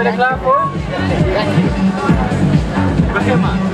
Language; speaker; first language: Dutch; native; Dutch